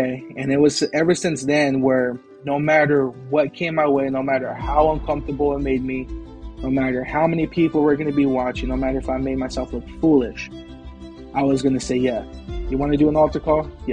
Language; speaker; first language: English; native; English